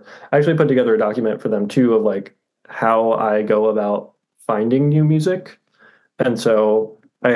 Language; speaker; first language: English; native; English